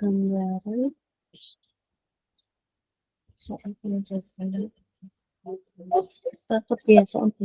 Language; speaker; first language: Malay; non-native, local second language; Javanese